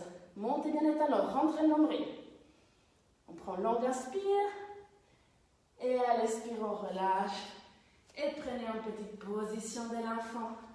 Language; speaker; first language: French; non-native, fluent; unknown